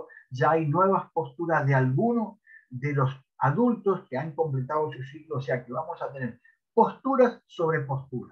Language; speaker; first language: Spanish; native; Spanish